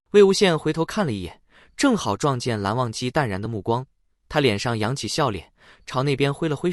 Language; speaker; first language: Chinese; native; Chinese